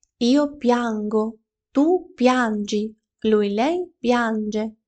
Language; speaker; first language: Italian; non-native, fluent; Ukrainian